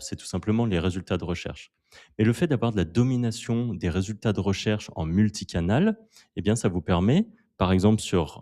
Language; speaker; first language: French; native; French